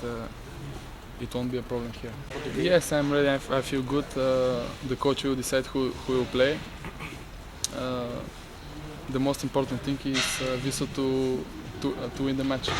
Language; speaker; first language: English; non-native, local second language; Bulgarian